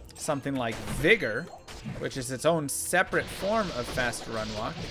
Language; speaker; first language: English; native; English